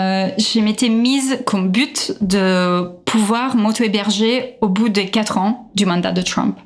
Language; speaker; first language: French; non-native, fluent; Italian